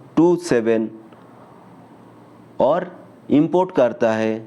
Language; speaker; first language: Hindi; non-native, local second language; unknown